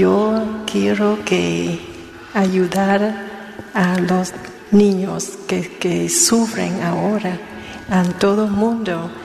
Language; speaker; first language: Spanish; non-native, learner; Vietnamese